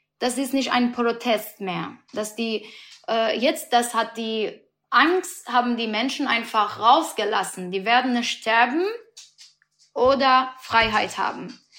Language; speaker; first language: German; non-native, learner; Persian